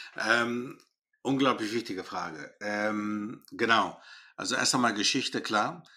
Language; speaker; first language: German; early bilingual, other home language; Greek